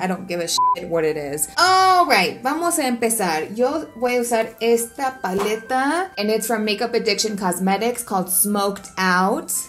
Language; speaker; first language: English; early bilingual, other home language; Spanish